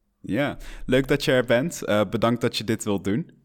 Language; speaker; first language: Dutch; non-native, fluent; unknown